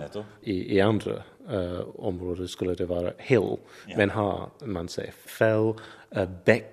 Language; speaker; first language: Norwegian; non-native, learner; English